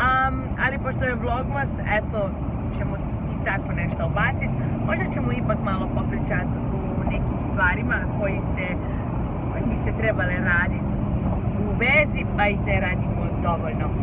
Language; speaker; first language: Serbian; early bilingual, heritage; Serbian